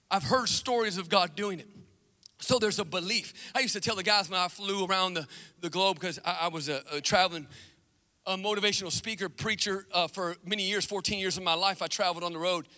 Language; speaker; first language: English; native; English